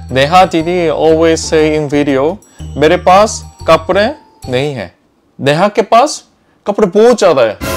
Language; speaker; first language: Hindi; non-native, learner; Korean